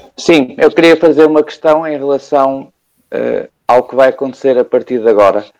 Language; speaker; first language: Portuguese; native; Portuguese